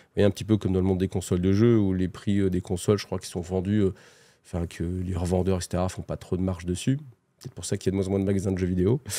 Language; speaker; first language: French; native; French